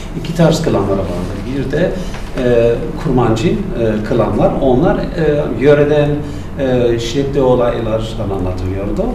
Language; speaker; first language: Turkish; non-native, fluent; German